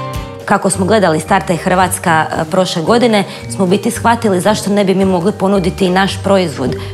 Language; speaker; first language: Croatian; native; Croatian